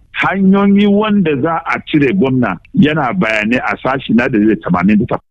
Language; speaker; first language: Hausa; non-native, local second language; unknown